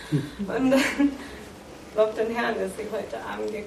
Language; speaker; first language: German; non-native, learner; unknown